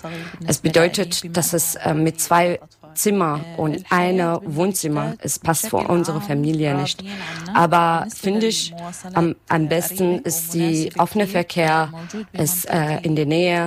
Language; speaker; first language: German; non-native, learner; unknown